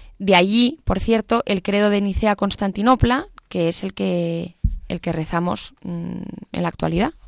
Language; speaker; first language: Spanish; native; Spanish